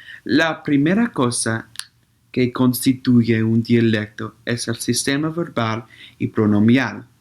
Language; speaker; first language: Spanish; non-native, learner; English